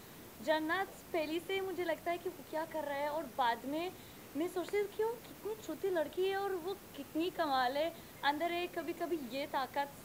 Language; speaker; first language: Hindi; early bilingual, heritage; Hindi